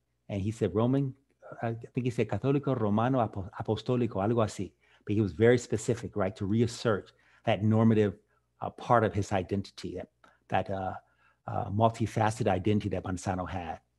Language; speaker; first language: English; native; English